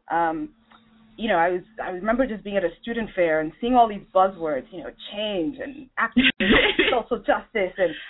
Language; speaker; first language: English; non-native, local second language; Yoruba